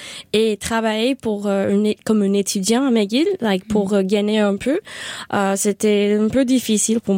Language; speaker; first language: French; non-native, local second language; Spanish